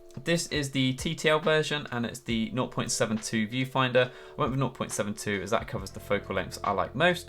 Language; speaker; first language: English; native; English